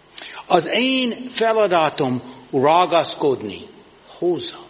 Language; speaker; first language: Hungarian; non-native, learner; English